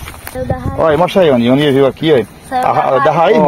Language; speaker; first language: Portuguese; native; Portuguese